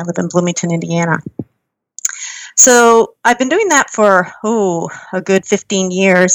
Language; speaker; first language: English; native; English